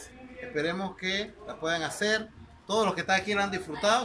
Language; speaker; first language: Spanish; native; Spanish